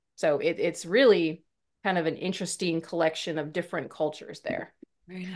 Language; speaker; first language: English; native; English